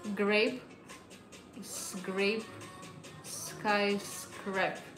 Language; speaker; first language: English; non-native, fluent; Russian